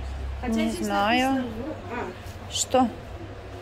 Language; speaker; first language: Russian; native; Russian